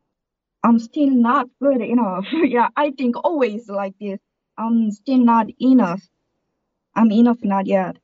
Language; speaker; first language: English; non-native, learner; Korean